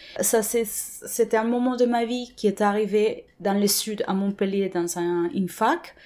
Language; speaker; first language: French; non-native, fluent; Spanish